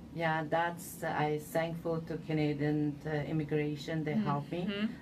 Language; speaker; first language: English; non-native, fluent; Uzbek